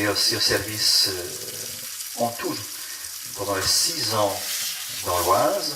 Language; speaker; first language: French; non-native, fluent; Polish